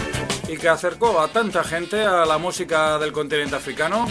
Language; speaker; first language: Spanish; native; Spanish